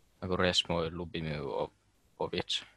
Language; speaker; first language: Russian; non-native, learner; Finnish